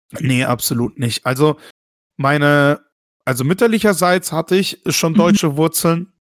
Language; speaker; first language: German; early bilingual, other home language; Russian